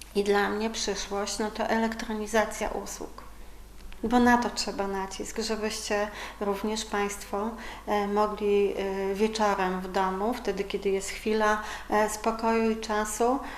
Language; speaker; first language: Polish; native; Polish